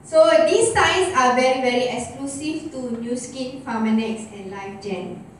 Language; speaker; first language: English; non-native, local second language; Malay